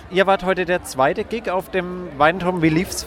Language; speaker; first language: German; native; German